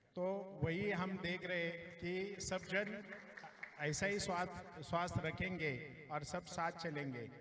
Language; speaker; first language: Hindi; non-native, local second language; Marathi